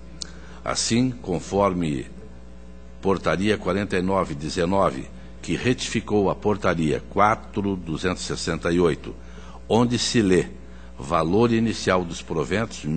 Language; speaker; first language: Portuguese; native; Portuguese